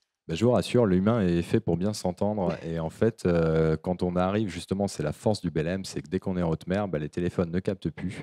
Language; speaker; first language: French; native; French